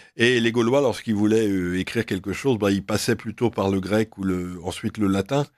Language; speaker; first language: French; native; French